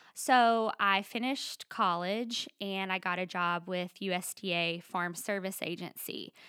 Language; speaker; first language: English; native; English